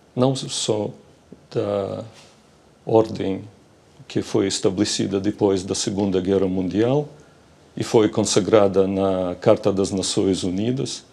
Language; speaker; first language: Portuguese; non-native, fluent; Ukrainian